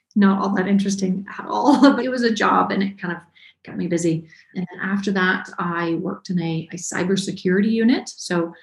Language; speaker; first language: English; native; English